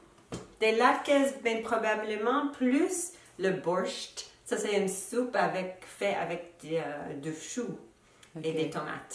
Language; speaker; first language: French; non-native, fluent; English